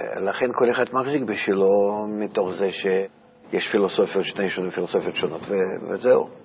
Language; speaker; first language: Hebrew; non-native, fluent; Russian